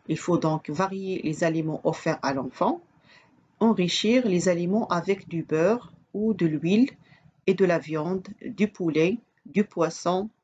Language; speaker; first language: French; non-native, local second language; Arabic